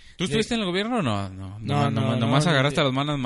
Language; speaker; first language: Spanish; native; Spanish